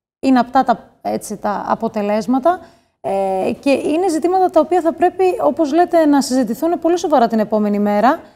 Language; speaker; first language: Greek; native; Greek